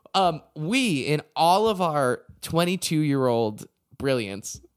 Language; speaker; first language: English; native; English